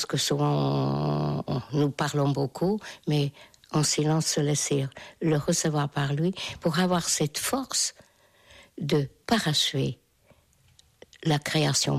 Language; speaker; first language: French; non-native, fluent; Hungarian